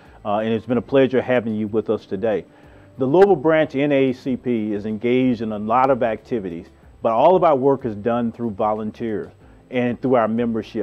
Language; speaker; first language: English; native; English